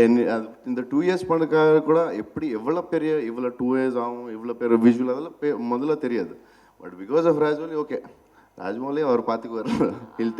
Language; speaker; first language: Tamil; non-native, local second language; Telugu